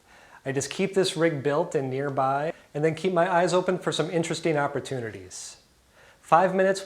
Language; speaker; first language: English; native; English